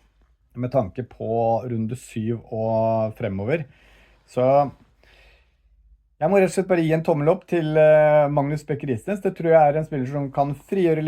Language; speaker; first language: Norwegian; native; Norwegian